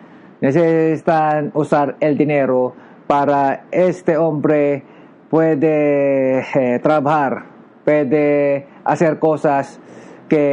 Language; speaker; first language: Spanish; non-native, learner; Filipino